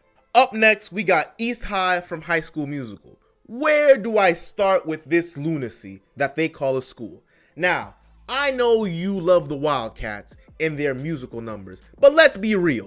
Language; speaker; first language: English; native; English